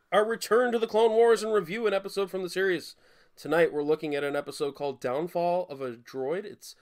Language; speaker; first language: English; native; English